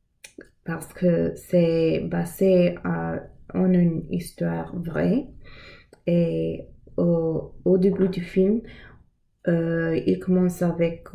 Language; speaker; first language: French; non-native, learner; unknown